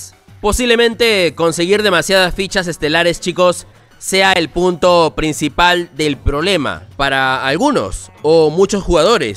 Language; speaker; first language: Spanish; native; Spanish